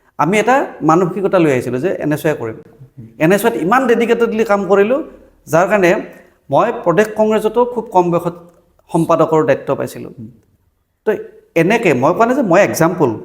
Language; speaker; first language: Assamese; native; Assamese